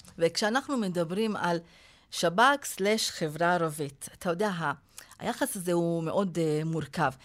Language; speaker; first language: Hebrew; non-native, local second language; Arabic